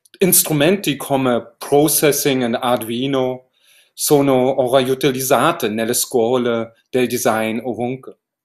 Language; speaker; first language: Italian; non-native, learner; German